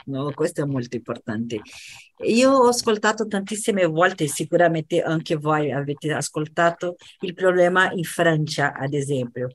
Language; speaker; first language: Italian; non-native, fluent; Portuguese